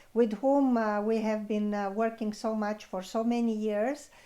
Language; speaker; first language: English; non-native, fluent; Romanian